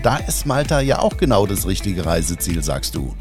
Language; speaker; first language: German; native; German